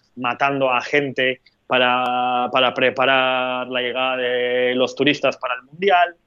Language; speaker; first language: Spanish; non-native, fluent; Turkish